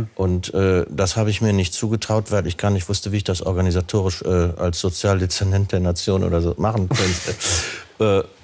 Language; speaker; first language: German; native; German